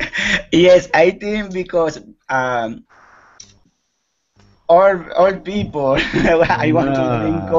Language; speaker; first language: English; non-native, learner; Spanish